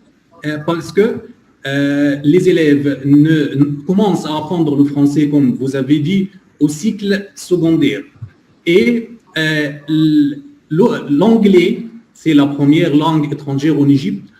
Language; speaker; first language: French; non-native, fluent; Arabic